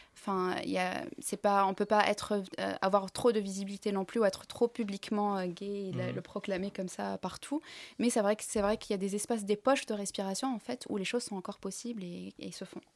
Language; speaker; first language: French; non-native, local second language; Arabic